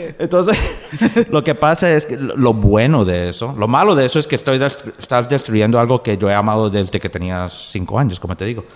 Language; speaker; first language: Spanish; early bilingual, heritage; Spanish